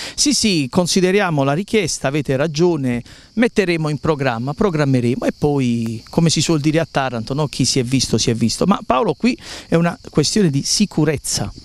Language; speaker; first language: Italian; native; Italian